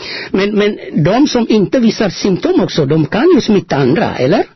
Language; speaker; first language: Swedish; non-native, fluent; Amharic